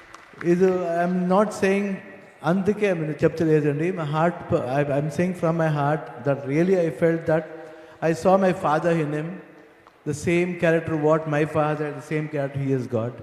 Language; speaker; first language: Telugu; non-native, learner; Kannada